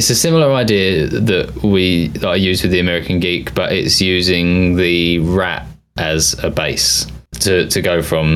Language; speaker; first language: English; native; English